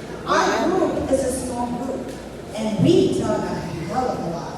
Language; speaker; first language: English; native; English